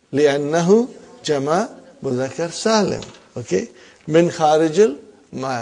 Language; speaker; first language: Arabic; non-native, fluent; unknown